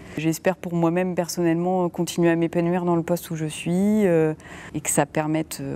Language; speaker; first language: French; native; French